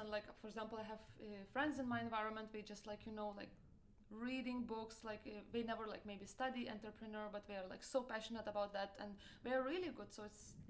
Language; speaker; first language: English; non-native, fluent; Lithuanian